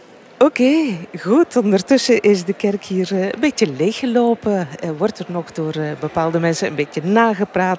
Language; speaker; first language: Dutch; native; Dutch